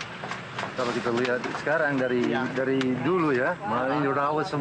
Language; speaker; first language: Indonesian; non-native, fluent; English